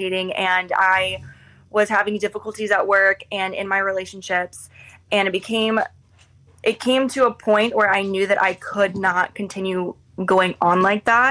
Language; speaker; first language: English; native; English